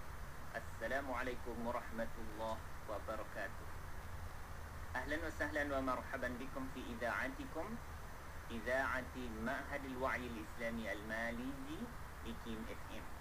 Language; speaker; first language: Arabic; non-native, fluent; Malay